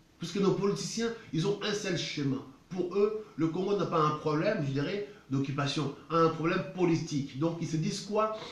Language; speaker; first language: French; non-native, local second language; Lingala